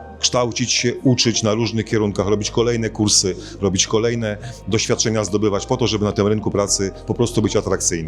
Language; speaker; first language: Polish; native; Polish